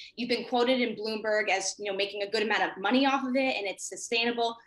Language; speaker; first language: English; native; English